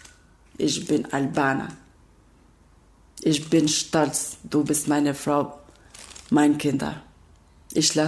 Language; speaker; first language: German; non-native, learner; Albanian